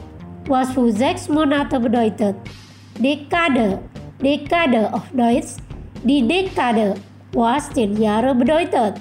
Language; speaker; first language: German; non-native, fluent; Indonesian